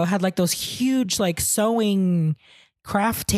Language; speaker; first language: English; non-native, local second language; Hiligaynon